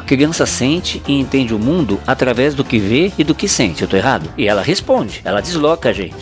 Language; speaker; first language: Portuguese; native; Portuguese